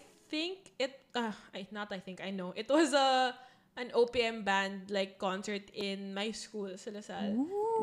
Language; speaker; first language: English; non-native, local second language; Filipino